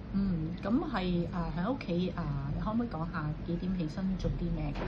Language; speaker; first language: Cantonese; native; Cantonese